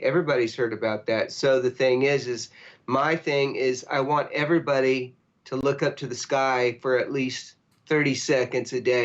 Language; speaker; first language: English; native; English